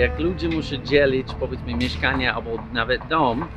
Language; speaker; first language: Polish; non-native, fluent; English